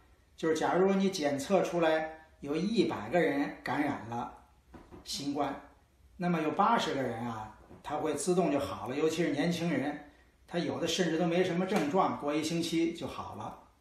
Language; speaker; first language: Chinese; native; Chinese